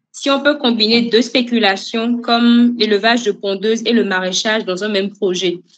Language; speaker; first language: French; native; French